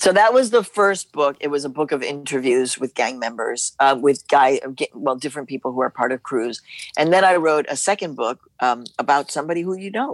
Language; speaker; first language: English; early bilingual, other home language; Spanish